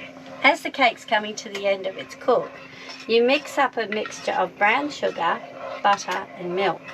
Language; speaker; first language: English; native; English